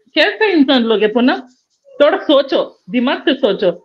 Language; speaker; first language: Hindi; non-native, local second language; Kannada